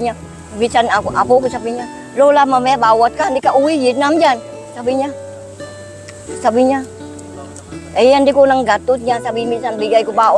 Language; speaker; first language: Filipino; non-native, learner; Vietnamese